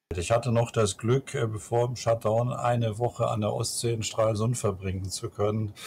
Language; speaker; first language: German; native; German